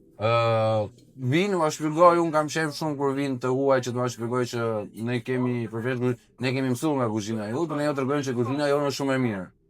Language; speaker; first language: Albanian; native; Albanian